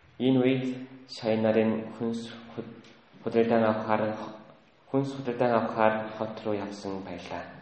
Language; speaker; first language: Mongolian; native; Mongolian